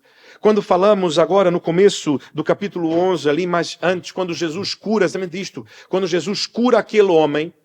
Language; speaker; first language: Portuguese; native; Portuguese